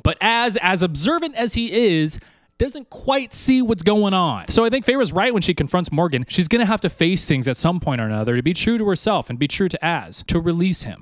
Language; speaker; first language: English; native; English